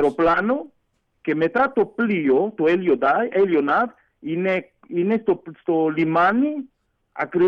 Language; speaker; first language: Greek; early bilingual, heritage; French